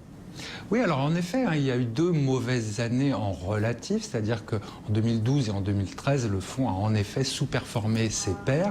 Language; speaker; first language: French; native; French